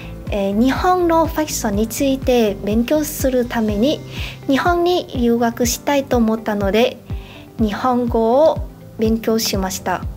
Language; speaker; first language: Japanese; non-native, fluent; Vietnamese